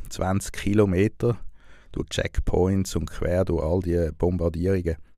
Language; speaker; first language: German; native; German